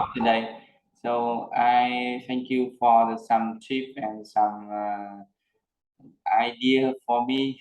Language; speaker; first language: English; non-native, learner; Vietnamese